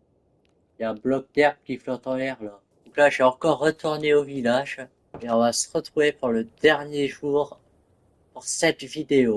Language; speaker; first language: French; native; French